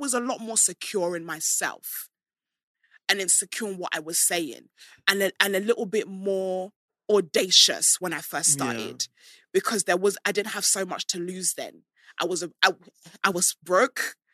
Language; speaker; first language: English; native; English